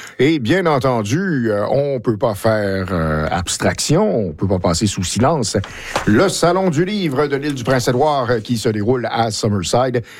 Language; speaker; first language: French; native; French